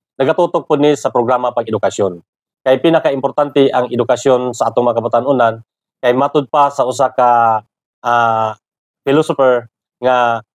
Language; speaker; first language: Cebuano; non-native, local second language; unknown